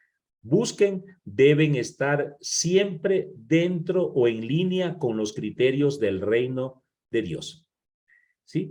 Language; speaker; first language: Spanish; native; Spanish